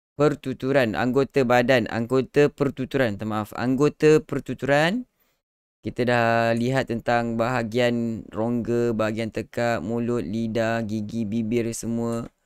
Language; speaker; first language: Malay; native; Malay